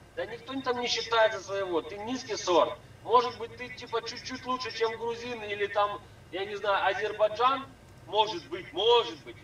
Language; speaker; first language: Russian; native; Russian